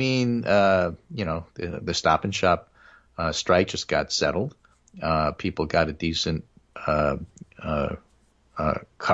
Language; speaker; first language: English; native; English